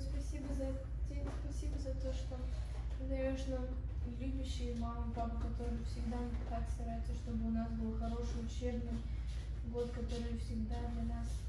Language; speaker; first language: Russian; early bilingual, heritage; Russian